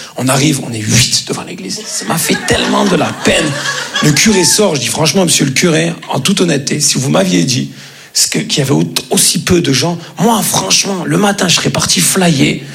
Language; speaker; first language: French; native; French